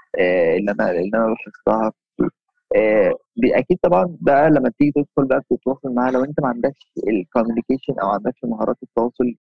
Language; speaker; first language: Arabic; native; Arabic